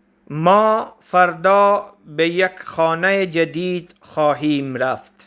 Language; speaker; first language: Persian; non-native, fluent; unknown